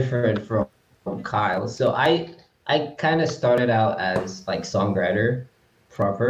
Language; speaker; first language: English; non-native, local second language; Yoruba